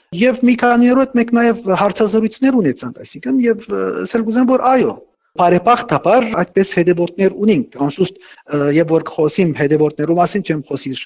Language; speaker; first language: Armenian; early bilingual, heritage; Armenian